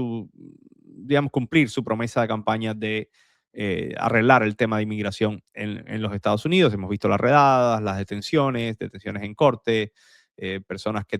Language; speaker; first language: Spanish; native; Spanish